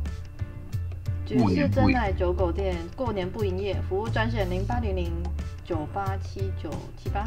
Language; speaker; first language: Chinese; native; Chinese